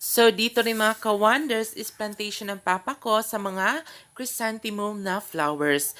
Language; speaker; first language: Filipino; non-native, local second language; Cebuano